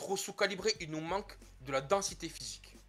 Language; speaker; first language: French; native; French